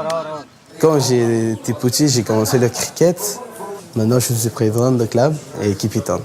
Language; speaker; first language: French; non-native, learner; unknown